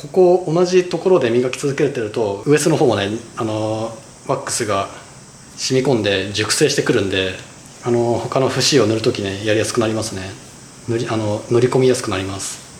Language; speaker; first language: Japanese; native; Japanese